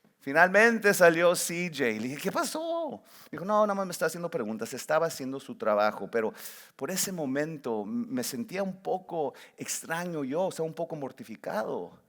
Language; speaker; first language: Spanish; early bilingual, heritage; Spanish